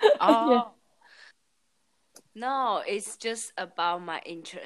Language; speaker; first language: English; non-native, learner; Chinese